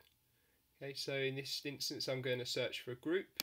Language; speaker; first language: English; native; English